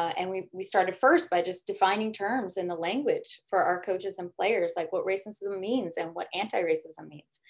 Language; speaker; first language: English; native; English